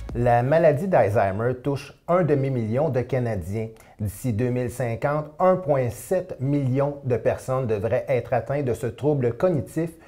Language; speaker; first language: French; native; French